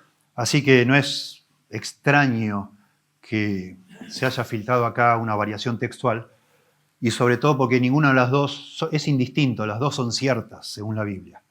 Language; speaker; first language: Spanish; native; Spanish